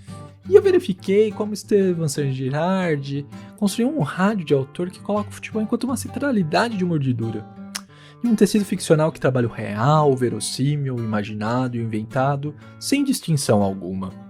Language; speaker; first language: Portuguese; native; Portuguese